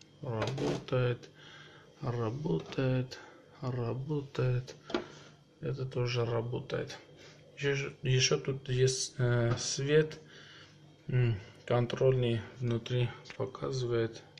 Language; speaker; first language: Russian; non-native, local second language; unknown